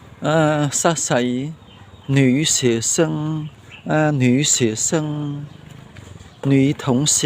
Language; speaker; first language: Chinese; non-native, learner; Khmer